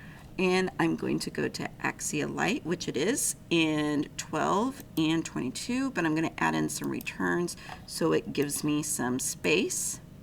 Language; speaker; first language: English; native; English